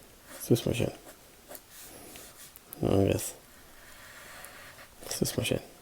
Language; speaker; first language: Irish; non-native, local second language; English